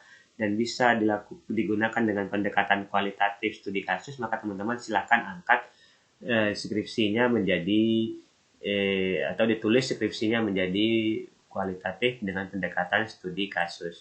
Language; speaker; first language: Indonesian; native; Indonesian